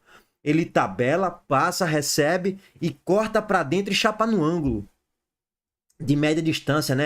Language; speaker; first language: Portuguese; native; Portuguese